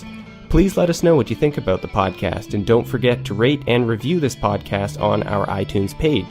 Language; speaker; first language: English; native; English